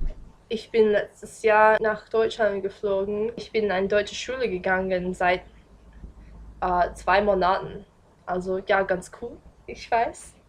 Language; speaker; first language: German; non-native, learner; English